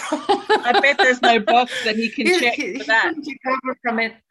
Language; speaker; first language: English; non-native, fluent; Romanian